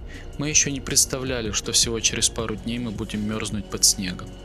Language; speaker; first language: Russian; native; Russian